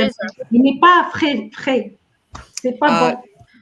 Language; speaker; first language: French; non-native, learner; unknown